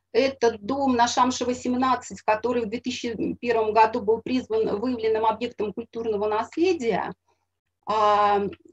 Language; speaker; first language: Russian; native; Russian